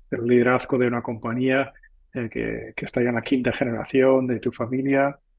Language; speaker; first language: Spanish; non-native, fluent; English